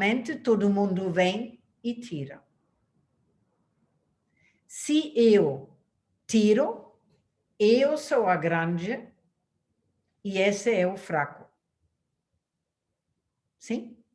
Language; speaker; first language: Portuguese; non-native, fluent; German